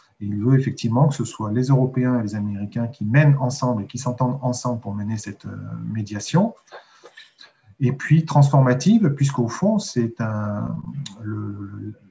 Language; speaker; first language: French; native; French